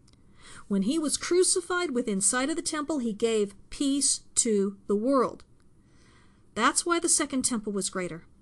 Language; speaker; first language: English; native; English